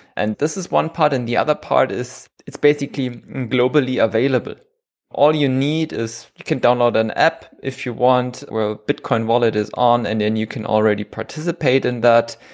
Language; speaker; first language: English; non-native, fluent; German